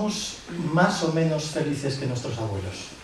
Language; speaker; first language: Spanish; native; Spanish